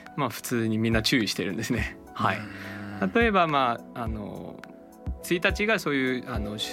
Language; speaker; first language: Japanese; non-native, fluent; Chinese